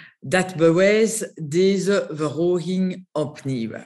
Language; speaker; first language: Dutch; non-native, local second language; French